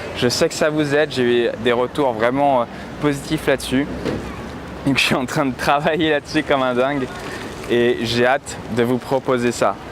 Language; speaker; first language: French; native; French